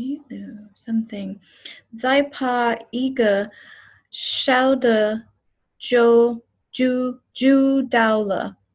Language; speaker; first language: Chinese; non-native, learner; English